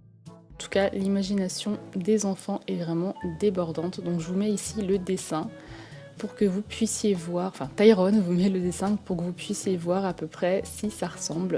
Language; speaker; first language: French; native; French